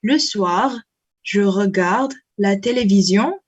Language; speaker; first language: French; non-native, learner; Indonesian